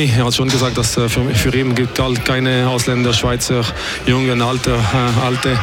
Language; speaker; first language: German; non-native, local second language; French